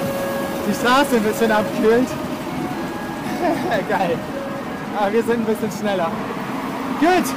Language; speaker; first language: German; native; German